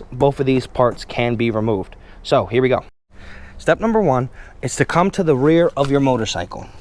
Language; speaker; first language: English; native; English